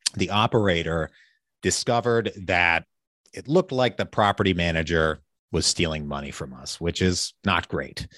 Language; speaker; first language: English; native; English